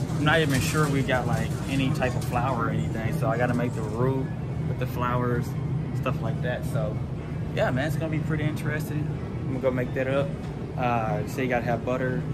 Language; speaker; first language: English; native; English